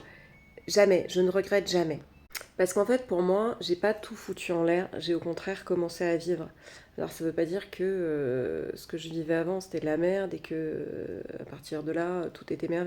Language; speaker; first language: French; native; French